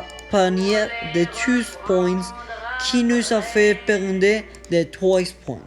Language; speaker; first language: French; non-native, learner; Spanish